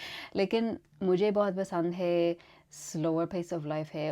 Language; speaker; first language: Hindi; non-native, learner; English